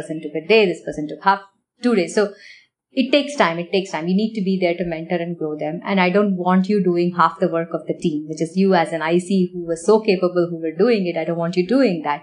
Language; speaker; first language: English; non-native, local second language; Tamil